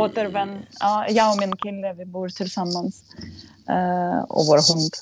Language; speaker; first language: Swedish; non-native, fluent; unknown